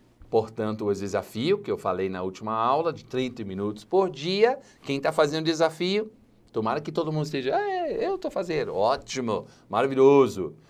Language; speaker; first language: Portuguese; non-native, fluent; English